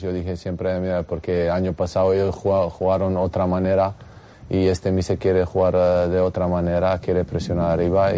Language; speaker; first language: Spanish; non-native, fluent; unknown